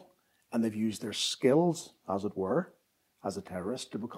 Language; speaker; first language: English; native; English